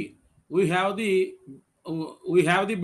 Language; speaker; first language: English; non-native, learner; Telugu